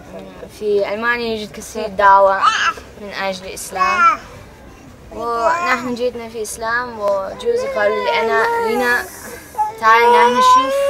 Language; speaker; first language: Arabic; non-native, learner; German